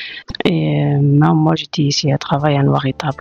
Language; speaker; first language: French; non-native, learner; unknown